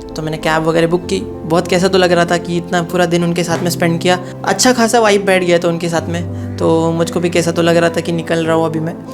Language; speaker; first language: Hindi; non-native, local second language; Marathi